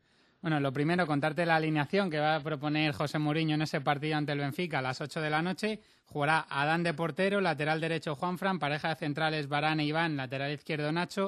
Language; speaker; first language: Spanish; native; Spanish